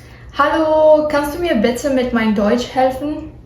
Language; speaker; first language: German; non-native, learner; Portuguese